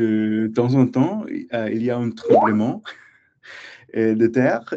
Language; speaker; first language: French; non-native, learner; English